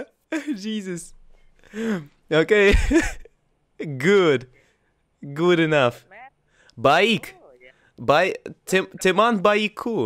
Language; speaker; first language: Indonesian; non-native, learner; Russian